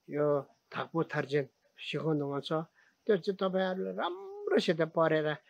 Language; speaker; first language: Nepali; non-native, local second language; Tibetan